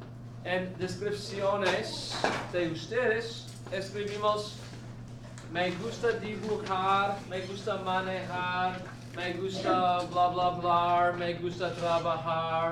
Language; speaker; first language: Spanish; non-native, fluent; English